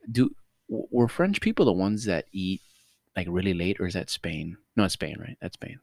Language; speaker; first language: English; native; English